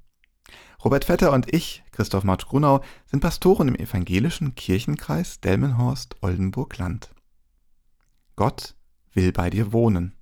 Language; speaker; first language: German; native; German